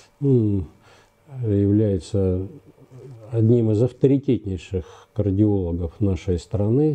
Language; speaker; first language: Russian; native; Russian